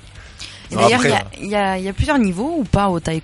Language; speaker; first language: French; native; French